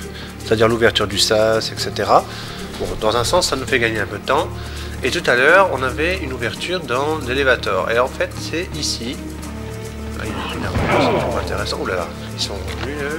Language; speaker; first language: French; native; French